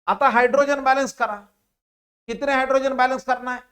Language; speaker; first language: Hindi; non-native, local second language; Marathi